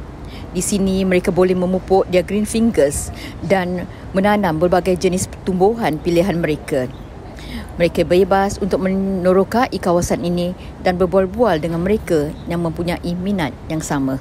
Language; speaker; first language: Malay; native; Malay